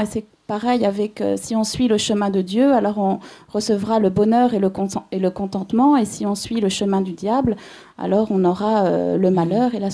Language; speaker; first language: French; native; French